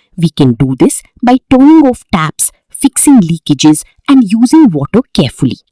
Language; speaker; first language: English; non-native, local second language; Gujarati